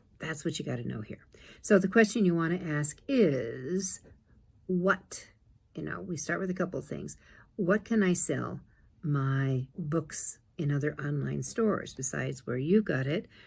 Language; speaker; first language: English; native; English